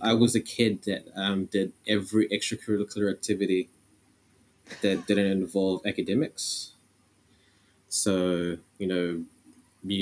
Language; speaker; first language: English; non-native, local second language; Filipino